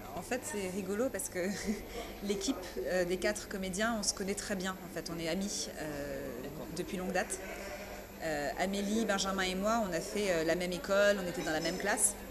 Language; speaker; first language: French; early bilingual, other home language; Persian